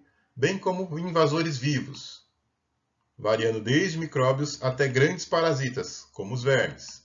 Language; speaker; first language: Portuguese; native; Portuguese